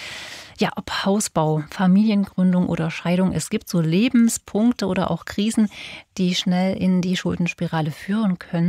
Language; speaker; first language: German; native; German